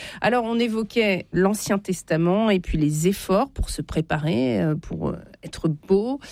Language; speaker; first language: French; native; French